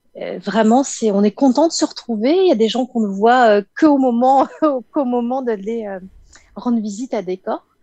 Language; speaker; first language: French; native; French